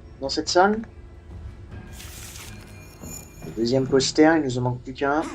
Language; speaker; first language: French; native; French